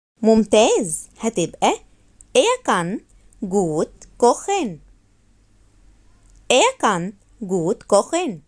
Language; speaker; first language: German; non-native, fluent; Arabic